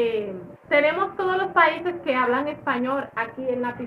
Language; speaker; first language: Spanish; non-native, learner; Haitian Creole